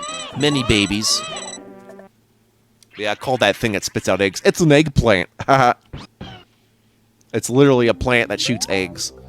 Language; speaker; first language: English; native; English